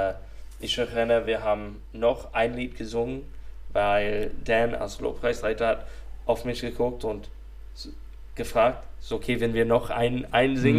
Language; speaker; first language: German; non-native, fluent; English